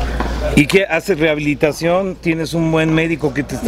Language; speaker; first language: Spanish; native; Spanish